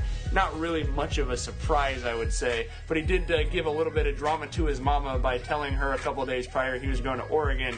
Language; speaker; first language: English; native; English